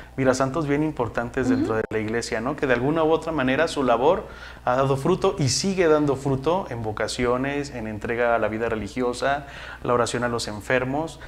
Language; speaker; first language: Spanish; native; Spanish